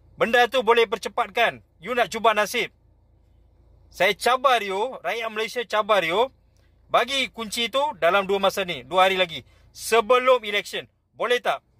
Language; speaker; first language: Malay; non-native, local second language; Tamil